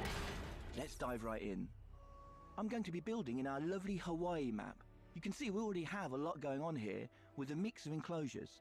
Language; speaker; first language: English; native; English